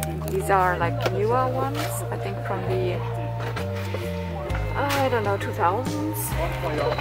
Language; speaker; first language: English; non-native, fluent; German